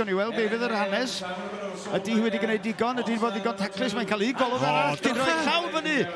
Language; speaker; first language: Welsh; native; Welsh